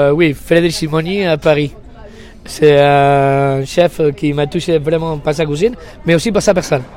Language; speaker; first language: French; non-native, fluent; Spanish